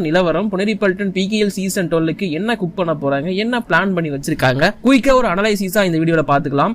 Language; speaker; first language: Tamil; native; Tamil